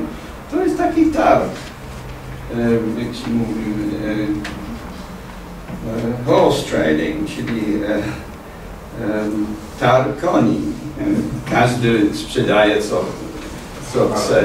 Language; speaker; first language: Polish; non-native, fluent; English